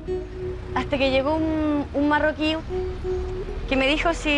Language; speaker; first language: Spanish; native; Spanish